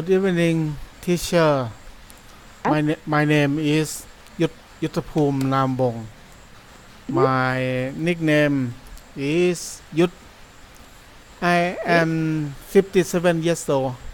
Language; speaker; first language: English; non-native, learner; Thai